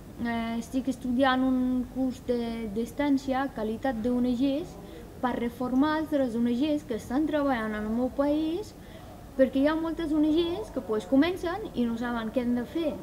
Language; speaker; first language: Catalan; non-native, learner; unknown